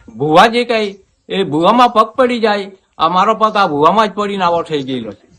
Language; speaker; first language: Gujarati; non-native, local second language; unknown